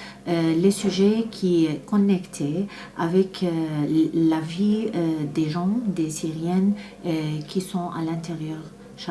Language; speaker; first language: French; non-native, fluent; Arabic